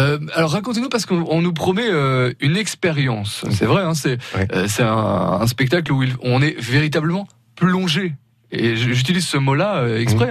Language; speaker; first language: French; native; French